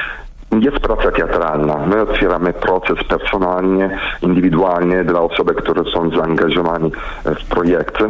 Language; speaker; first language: Polish; non-native, learner; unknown